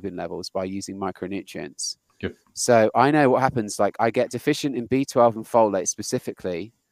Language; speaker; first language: English; native; English